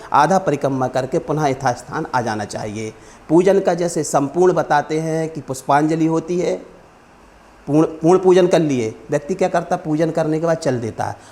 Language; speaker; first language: Hindi; native; Hindi